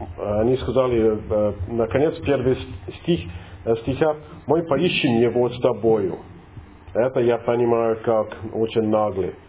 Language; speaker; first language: Russian; non-native, fluent; English